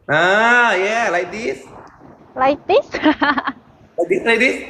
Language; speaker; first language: English; non-native, learner; Thai